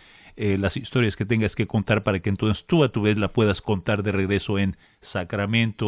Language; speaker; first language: Spanish; native; Spanish